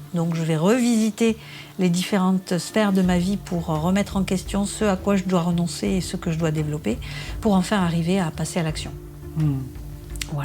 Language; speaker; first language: French; native; French